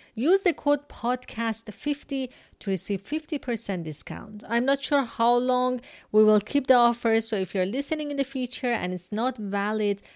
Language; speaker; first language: English; non-native, fluent; Persian